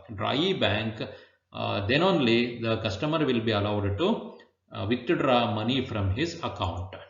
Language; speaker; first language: English; non-native, local second language; Kannada